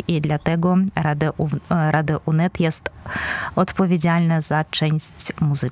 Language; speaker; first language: Polish; non-native, fluent; Belarusian